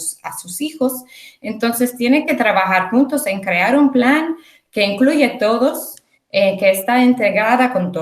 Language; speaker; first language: Spanish; early bilingual, heritage; English